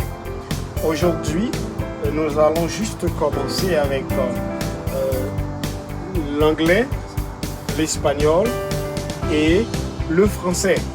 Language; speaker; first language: French; non-native, local second language; Haitian Creole